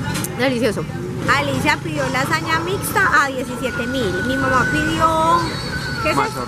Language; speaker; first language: Spanish; native; Spanish